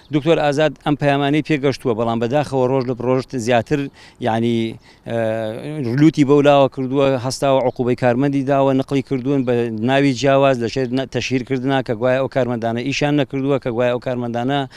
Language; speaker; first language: Central Kurdish; native; Central Kurdish